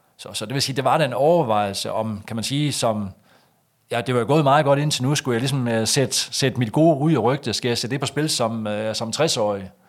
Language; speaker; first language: Danish; native; Danish